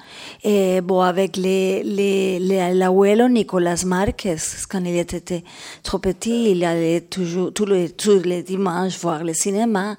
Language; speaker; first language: French; non-native, learner; Spanish